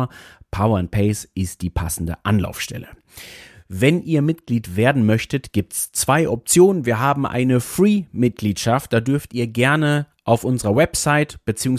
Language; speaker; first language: German; native; German